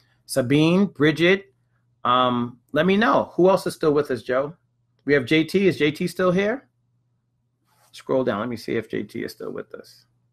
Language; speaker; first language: English; native; English